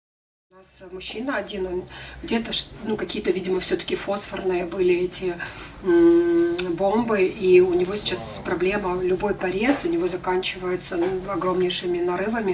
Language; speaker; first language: Russian; native; Russian